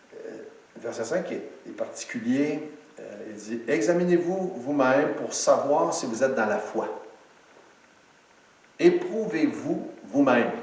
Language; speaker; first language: French; native; French